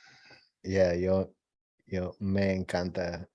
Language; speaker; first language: Spanish; non-native, learner; English